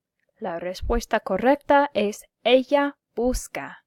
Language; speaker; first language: Spanish; non-native, fluent; English